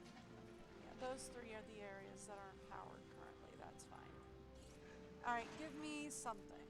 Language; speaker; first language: English; native; English